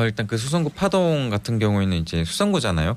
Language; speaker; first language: Korean; native; Korean